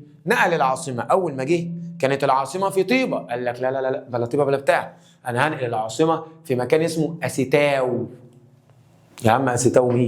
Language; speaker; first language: Arabic; native; Arabic